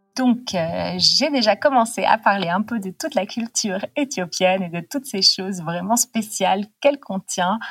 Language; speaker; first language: French; native; French